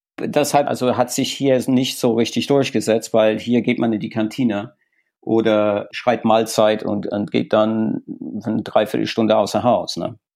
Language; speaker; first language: German; non-native, fluent; English